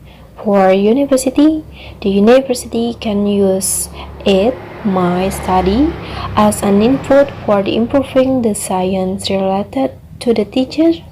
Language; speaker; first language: English; non-native, learner; Indonesian